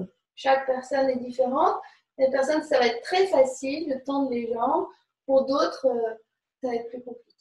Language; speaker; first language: French; native; French